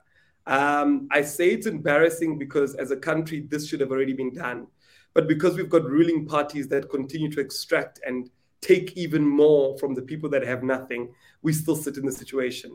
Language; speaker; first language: English; non-native, local second language; Venda